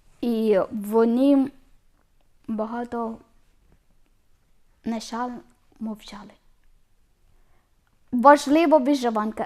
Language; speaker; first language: Ukrainian; non-native, learner; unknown